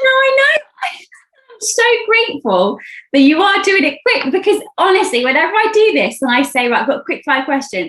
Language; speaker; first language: English; native; English